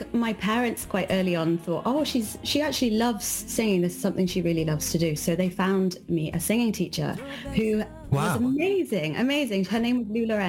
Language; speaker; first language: English; native; English